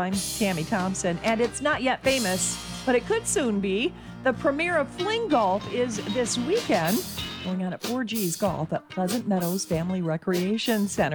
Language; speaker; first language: English; native; English